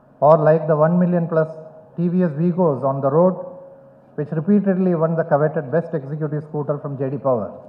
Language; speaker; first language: English; non-native, local second language; Tamil